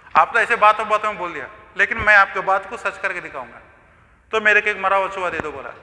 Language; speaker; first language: Hindi; non-native, local second language; Telugu